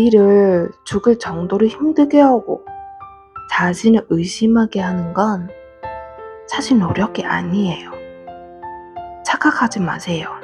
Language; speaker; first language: Korean; non-native, fluent; Vietnamese